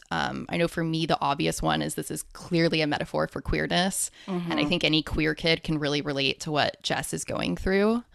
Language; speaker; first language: English; early bilingual, other home language; Hindi